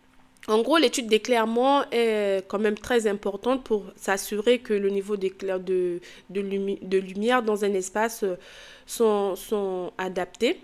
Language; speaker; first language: French; native; French